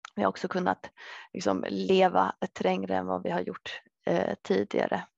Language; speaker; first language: Swedish; native; Swedish